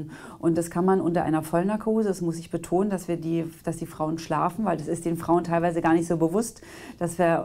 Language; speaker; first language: German; native; German